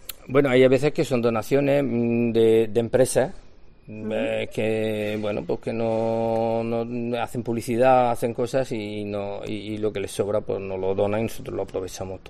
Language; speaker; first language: Spanish; native; Spanish